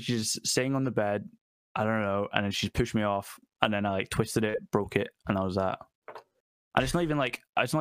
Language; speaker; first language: English; native; English